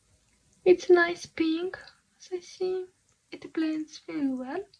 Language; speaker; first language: English; non-native, fluent; Romanian